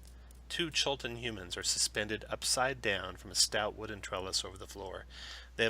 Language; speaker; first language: English; native; English